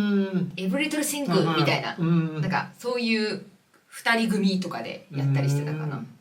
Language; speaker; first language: Japanese; native; Japanese